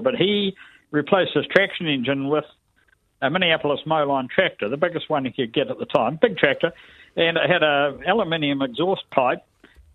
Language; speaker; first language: English; native; English